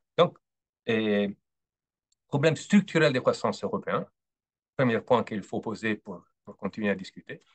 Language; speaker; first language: French; non-native, fluent; Italian